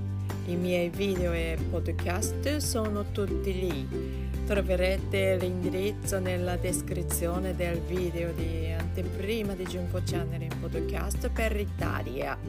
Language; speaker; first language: Italian; non-native, fluent; Japanese